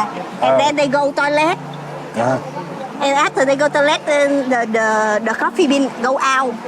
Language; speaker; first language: English; non-native, learner; Vietnamese